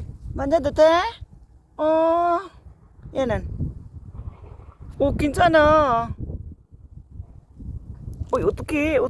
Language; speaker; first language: Korean; non-native, learner; Filipino